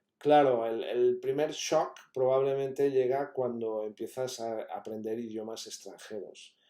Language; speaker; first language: Spanish; non-native, local second language; Catalan